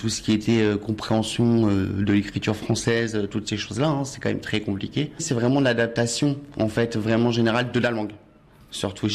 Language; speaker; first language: French; early bilingual, other home language; Latvian